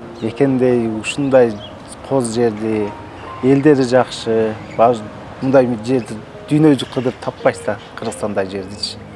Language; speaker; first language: Kyrgyz; non-native, local second language; Uzbek